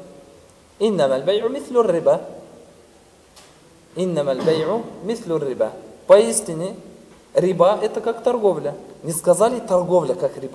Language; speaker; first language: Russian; non-native, fluent; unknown